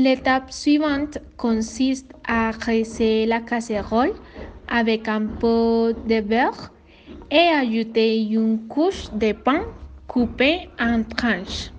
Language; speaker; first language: French; non-native, learner; Spanish